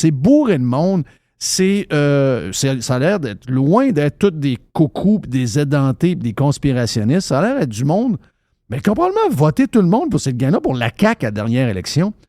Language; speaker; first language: French; native; French